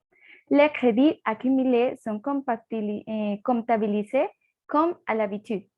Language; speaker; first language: French; non-native, learner; Spanish